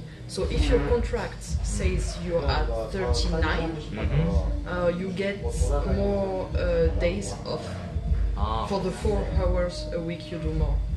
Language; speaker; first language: English; non-native, fluent; French